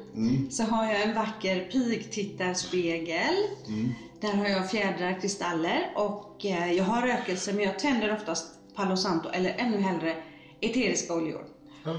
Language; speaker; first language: Swedish; native; Swedish